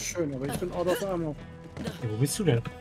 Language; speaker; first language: German; native; German